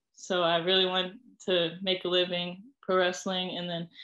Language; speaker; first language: English; native; English